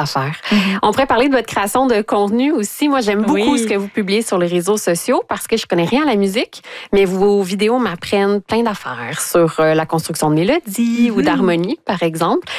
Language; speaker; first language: French; native; French